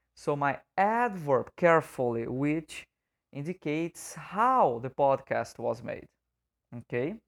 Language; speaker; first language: English; non-native, fluent; Portuguese